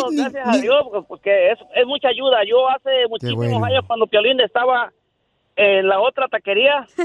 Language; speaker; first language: Spanish; native; Spanish